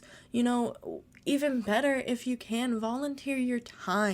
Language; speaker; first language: English; native; English